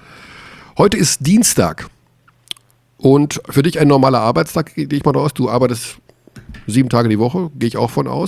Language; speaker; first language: German; native; German